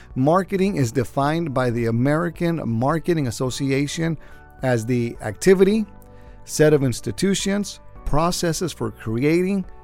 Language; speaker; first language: English; early bilingual, other home language; Spanish